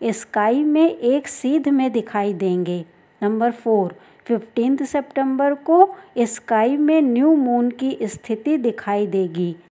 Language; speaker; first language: Hindi; native; Hindi